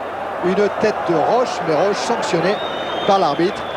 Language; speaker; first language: French; native; French